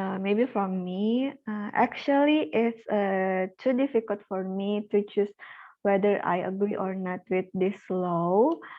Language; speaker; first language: English; non-native, learner; Indonesian